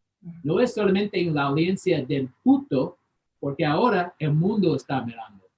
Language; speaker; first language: Spanish; non-native, fluent; English